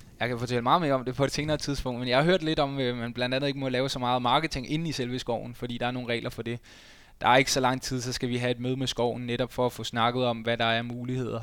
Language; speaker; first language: Danish; native; Danish